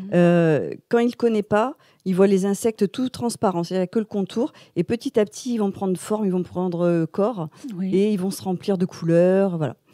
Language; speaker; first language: French; native; French